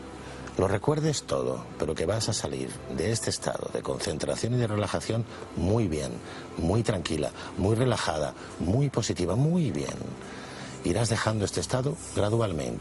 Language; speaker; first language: Spanish; native; Spanish